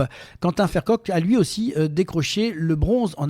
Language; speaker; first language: French; native; French